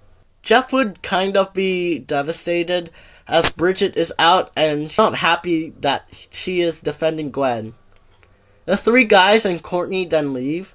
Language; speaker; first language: English; native; English